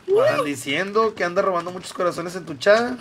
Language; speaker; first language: Spanish; native; Spanish